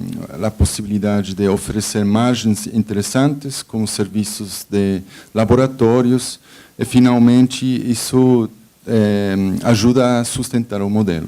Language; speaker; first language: Portuguese; non-native, fluent; Spanish